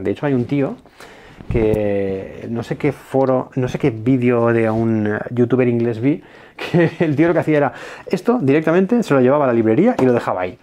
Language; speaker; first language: Spanish; native; Spanish